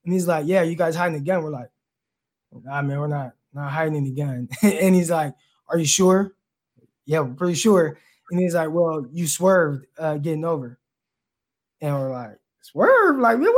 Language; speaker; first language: English; native; English